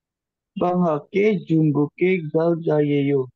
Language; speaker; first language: Korean; non-native, learner; Indonesian